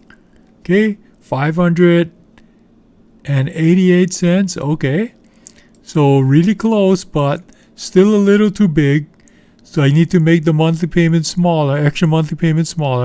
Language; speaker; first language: English; native; English